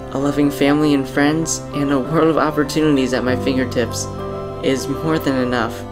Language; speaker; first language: English; native; English